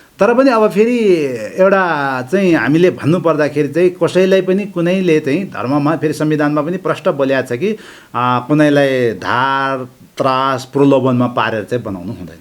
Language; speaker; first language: Nepali; non-native, local second language; Sherpa